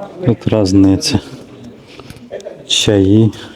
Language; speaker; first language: Russian; native; Russian